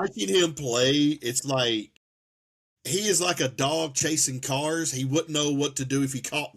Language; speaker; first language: English; native; English